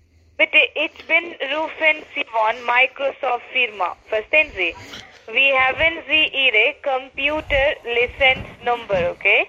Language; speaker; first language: German; non-native, learner; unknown